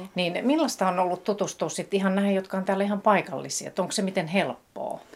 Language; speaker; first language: Finnish; native; Finnish